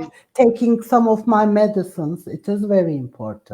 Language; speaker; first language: English; non-native, fluent; Turkish